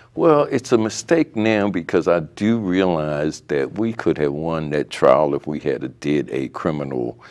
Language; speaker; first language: English; native; English